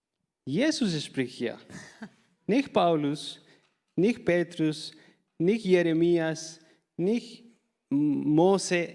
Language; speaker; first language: German; non-native, learner; Spanish